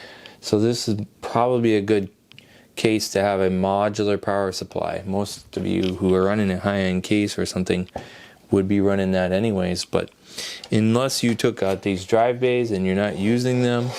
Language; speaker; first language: English; native; English